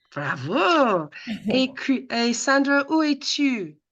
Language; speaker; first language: French; non-native, fluent; English